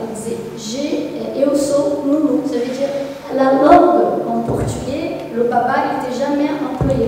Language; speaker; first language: French; non-native, fluent; Portuguese